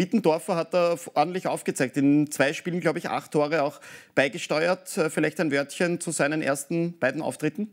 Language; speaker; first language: German; native; German